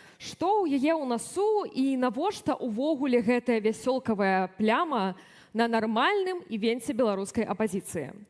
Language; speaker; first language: Belarusian; native; Belarusian